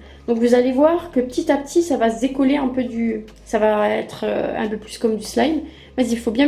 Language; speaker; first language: French; native; French